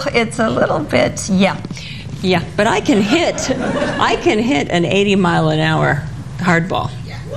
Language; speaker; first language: English; native; English